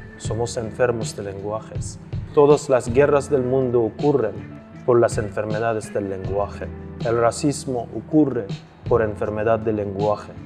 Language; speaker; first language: Spanish; non-native, fluent; Persian